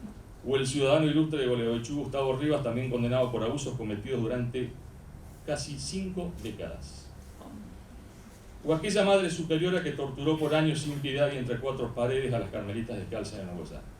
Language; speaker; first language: Spanish; native; Spanish